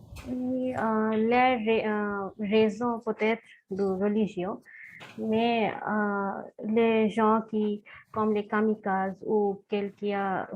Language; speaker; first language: French; non-native, fluent; Bangla